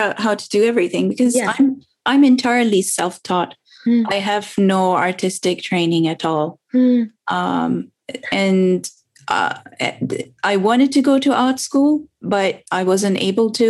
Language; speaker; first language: English; non-native, local second language; Urdu